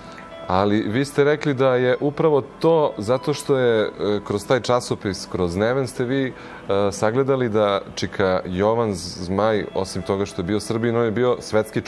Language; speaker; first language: Croatian; native; Croatian